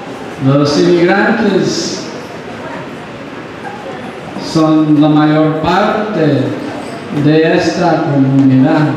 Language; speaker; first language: Spanish; non-native, fluent; English